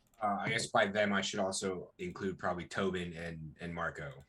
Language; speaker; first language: English; native; English